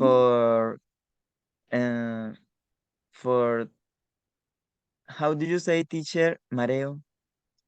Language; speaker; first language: English; non-native, learner; Spanish